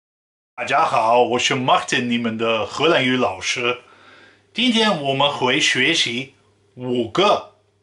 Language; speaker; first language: Chinese; non-native, fluent; Dutch